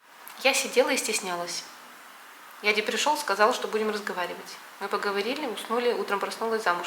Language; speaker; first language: Russian; native; Russian